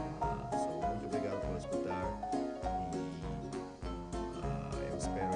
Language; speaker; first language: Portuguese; non-native, learner; English